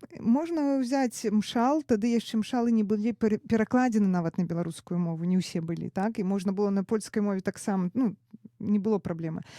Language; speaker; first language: Belarusian; native; Belarusian